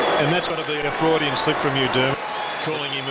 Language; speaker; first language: English; native; English